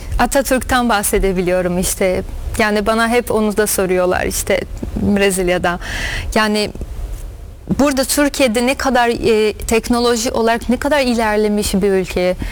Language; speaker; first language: Turkish; non-native, fluent; Portuguese